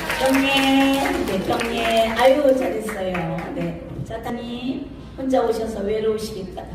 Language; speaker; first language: Korean; native; Korean